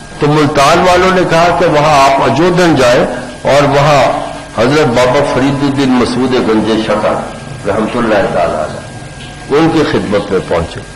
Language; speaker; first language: Urdu; non-native, local second language; Punjabi